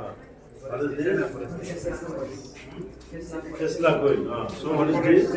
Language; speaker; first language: English; non-native, local second language; Bodo